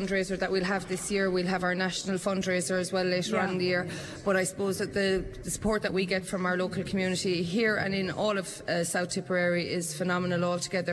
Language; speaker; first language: English; native; English